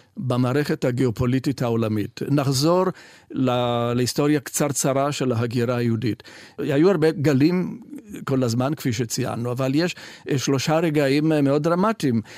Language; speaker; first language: Hebrew; non-native, fluent; Italian